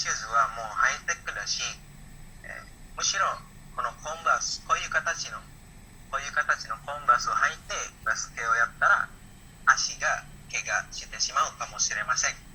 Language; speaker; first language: Japanese; non-native, learner; Indonesian